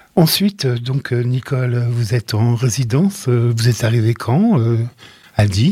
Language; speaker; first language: French; native; French